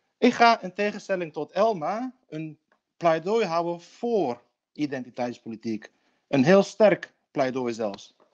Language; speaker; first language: Dutch; early bilingual, other home language; Turkish